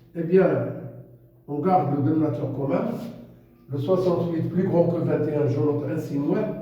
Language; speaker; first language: French; non-native, local second language; Arabic